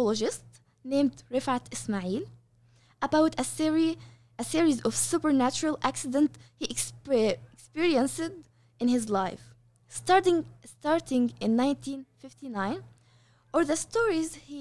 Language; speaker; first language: English; non-native, fluent; Arabic